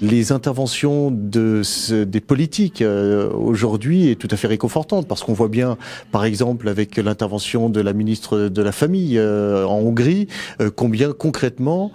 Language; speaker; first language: French; native; French